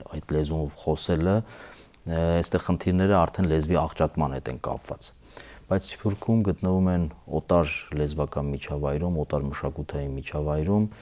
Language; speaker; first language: Armenian; native; Armenian